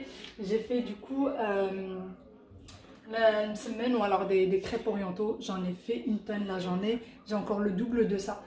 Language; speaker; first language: French; native; French